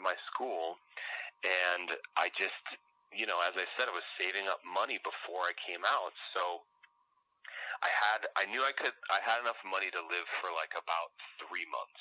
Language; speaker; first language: English; native; English